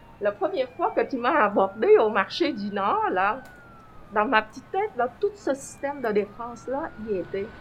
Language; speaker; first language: French; non-native, fluent; Vietnamese